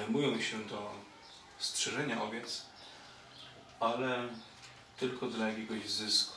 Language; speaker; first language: Polish; native; Polish